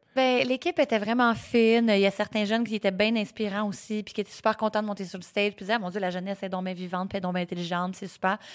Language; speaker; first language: French; native; French